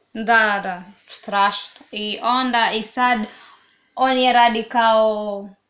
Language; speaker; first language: Serbian; non-native, learner; Swahili